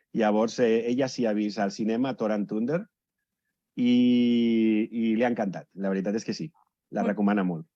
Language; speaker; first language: Catalan; native; Catalan